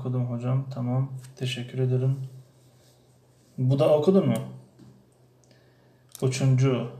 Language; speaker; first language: Turkish; non-native, learner; Tajik